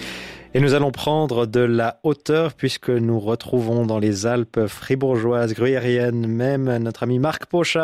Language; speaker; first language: French; native; French